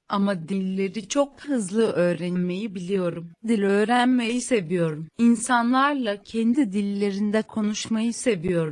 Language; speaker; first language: Turkish; non-native, learner; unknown